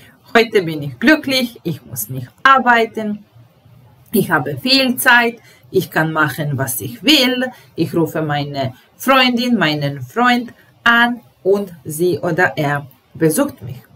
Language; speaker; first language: German; non-native, fluent; Serbian